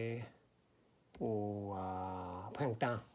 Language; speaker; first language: French; non-native, learner; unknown